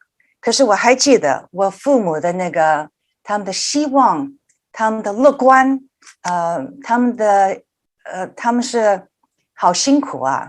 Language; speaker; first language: Chinese; early bilingual, heritage; Chinese